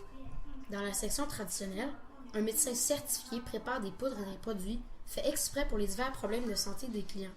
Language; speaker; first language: French; native; French